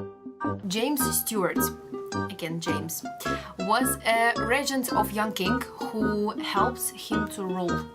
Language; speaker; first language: English; non-native, learner; Russian